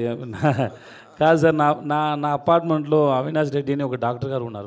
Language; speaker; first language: Telugu; non-native, learner; Tamil